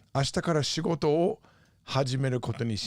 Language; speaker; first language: Japanese; non-native, fluent; English